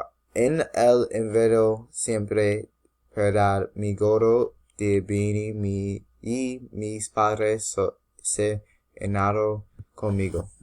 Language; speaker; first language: Spanish; non-native, learner; English